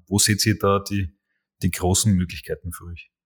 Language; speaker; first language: German; native; German